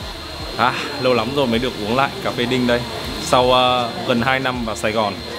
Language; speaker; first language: Vietnamese; native; Vietnamese